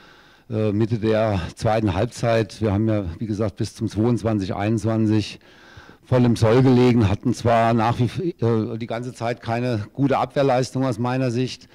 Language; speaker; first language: German; native; German